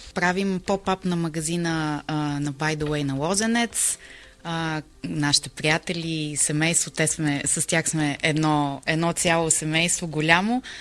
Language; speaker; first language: Bulgarian; early bilingual, heritage; Bulgarian